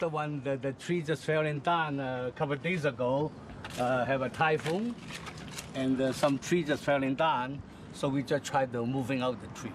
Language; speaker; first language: English; non-native, local second language; Cantonese